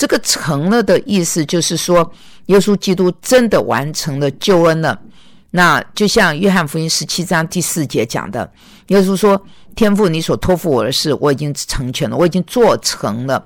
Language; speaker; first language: Chinese; native; Chinese